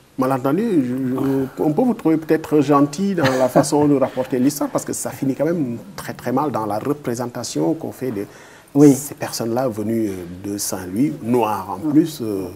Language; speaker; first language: French; non-native, local second language; Wolof